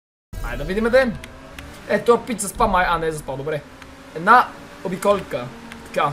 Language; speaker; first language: Bulgarian; native; Bulgarian